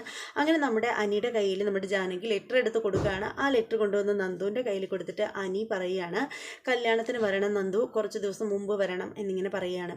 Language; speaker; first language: Malayalam; native; Malayalam